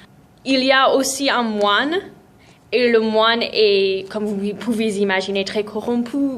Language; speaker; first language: French; non-native, fluent; English